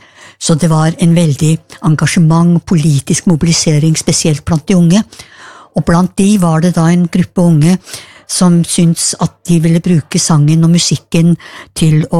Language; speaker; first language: Norwegian; native; Norwegian